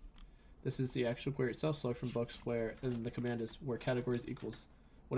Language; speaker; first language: English; native; English